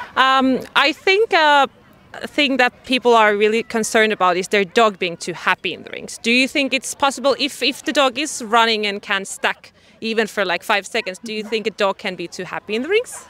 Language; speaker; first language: English; non-native, fluent; Finnish